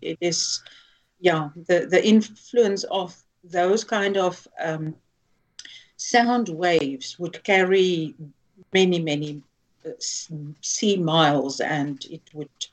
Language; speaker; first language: English; non-native, local second language; Afrikaans